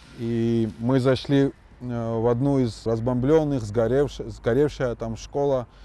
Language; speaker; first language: Russian; non-native, local second language; Georgian